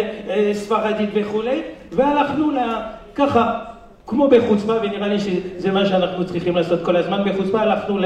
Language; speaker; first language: Hebrew; non-native, fluent; French